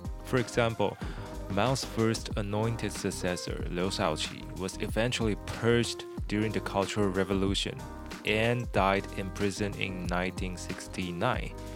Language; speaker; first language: English; non-native, fluent; Chinese